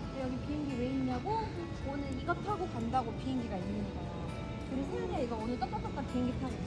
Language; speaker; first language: Korean; native; Korean